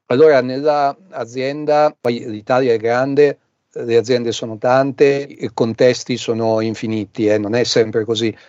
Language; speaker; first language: Italian; native; Italian